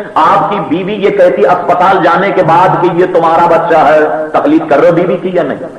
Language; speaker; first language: Urdu; native; Urdu